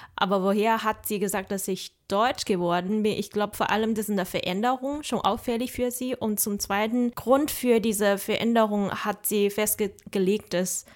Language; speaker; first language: German; non-native, fluent; Chinese